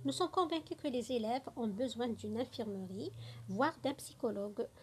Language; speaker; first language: French; non-native, local second language; Arabic